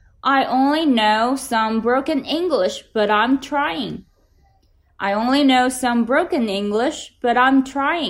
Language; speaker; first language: English; non-native, fluent; Chinese